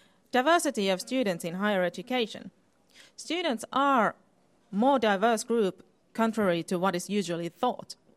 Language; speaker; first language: English; non-native, fluent; Finnish